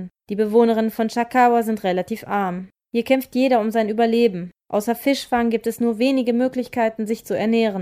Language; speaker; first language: German; native; German